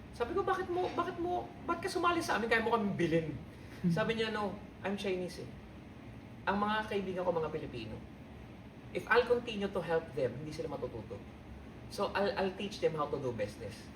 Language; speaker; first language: Filipino; native; Filipino